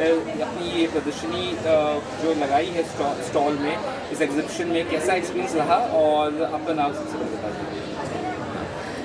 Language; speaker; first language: Hindi; native; Hindi